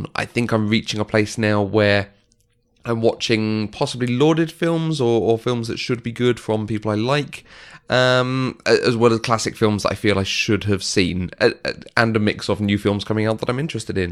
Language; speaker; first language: English; native; English